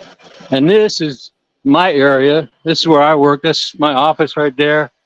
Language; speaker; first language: English; native; English